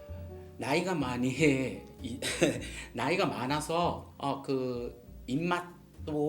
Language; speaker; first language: Korean; non-native, learner; Japanese